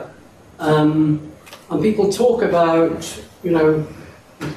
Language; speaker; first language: English; native; English